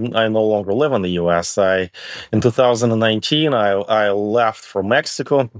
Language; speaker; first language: English; early bilingual, other home language; Russian